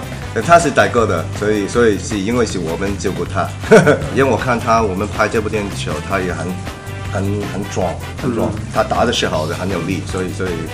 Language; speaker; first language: Chinese; non-native, local second language; Cantonese